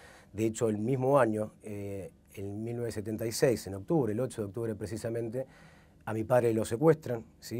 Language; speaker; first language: Spanish; native; Spanish